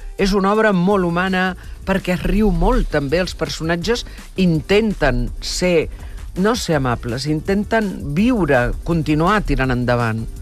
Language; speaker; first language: Catalan; native; Catalan